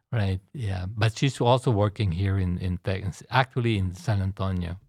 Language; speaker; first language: English; non-native, local second language; Filipino